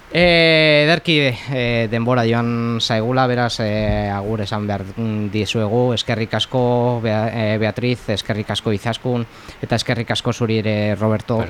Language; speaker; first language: Basque; non-native, local second language; Spanish